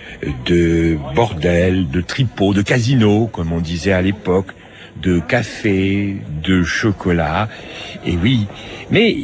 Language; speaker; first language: French; native; French